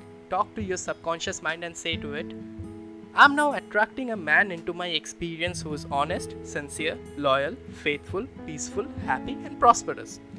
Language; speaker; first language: English; non-native, local second language; Bangla